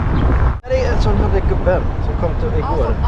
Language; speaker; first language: Swedish; native; Swedish